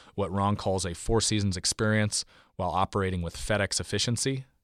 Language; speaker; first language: English; native; English